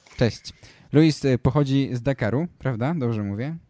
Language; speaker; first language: Polish; native; Polish